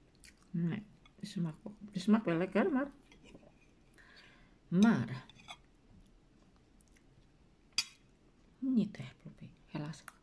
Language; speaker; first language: Dutch; non-native, learner; Indonesian